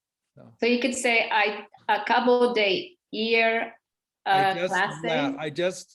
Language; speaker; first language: Spanish; non-native, learner; English